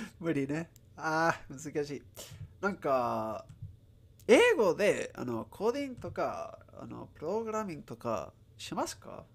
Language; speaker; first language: Japanese; non-native, learner; Spanish